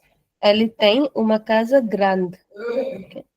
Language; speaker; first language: Portuguese; non-native, fluent; Hindi